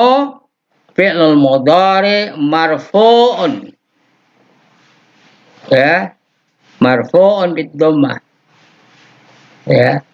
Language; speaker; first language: Arabic; non-native, fluent; Indonesian